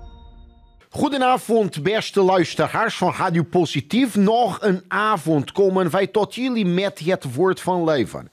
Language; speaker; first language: Dutch; non-native, fluent; Portuguese